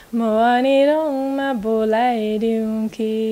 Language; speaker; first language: Nepali; non-native, fluent; Dutch